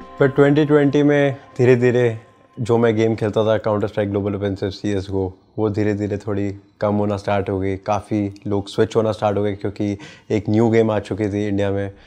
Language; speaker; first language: Hindi; native; Hindi